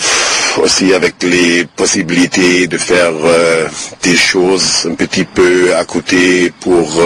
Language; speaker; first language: French; non-native, fluent; German